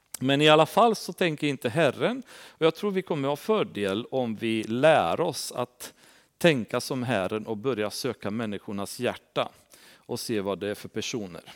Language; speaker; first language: Swedish; non-native, fluent; Romanian